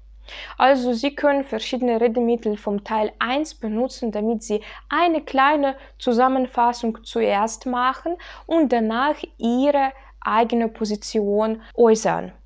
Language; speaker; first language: German; non-native, fluent; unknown